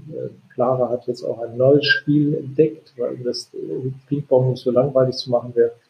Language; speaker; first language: German; native; German